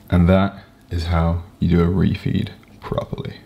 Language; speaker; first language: English; native; English